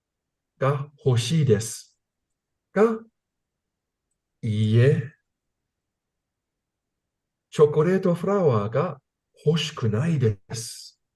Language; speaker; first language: Japanese; non-native, learner; English